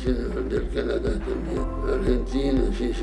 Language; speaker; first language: Spanish; non-native, learner; Arabic